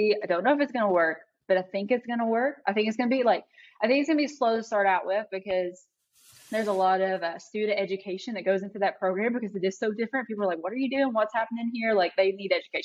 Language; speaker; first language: English; native; English